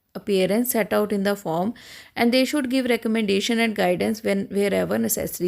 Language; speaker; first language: English; non-native, local second language; Punjabi